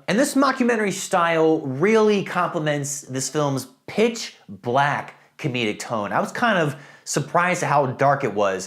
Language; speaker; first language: English; native; English